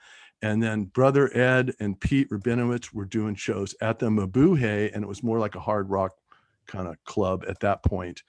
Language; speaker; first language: English; native; English